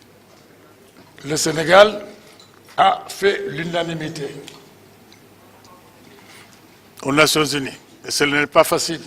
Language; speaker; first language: French; non-native, local second language; Wolof